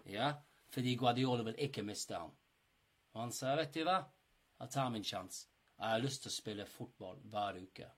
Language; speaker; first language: Norwegian; non-native, fluent; English